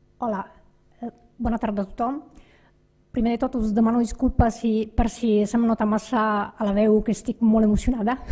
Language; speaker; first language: Catalan; non-native, fluent; Italian